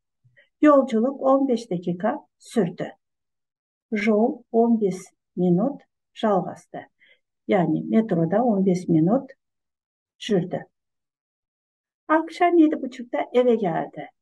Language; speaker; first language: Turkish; non-native, fluent; Kazakh